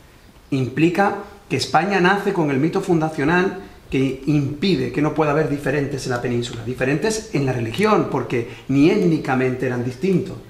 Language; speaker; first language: Spanish; native; Spanish